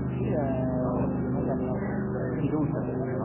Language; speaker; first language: Italian; non-native, local second language; Swiss German